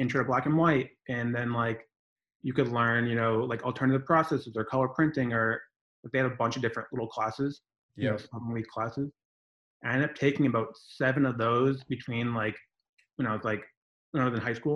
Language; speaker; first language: English; native; English